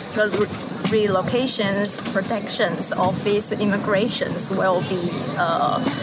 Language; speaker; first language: English; non-native, learner; Chinese